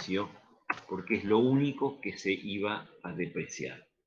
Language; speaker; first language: Spanish; native; Spanish